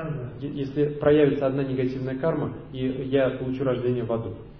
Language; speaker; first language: Russian; native; Russian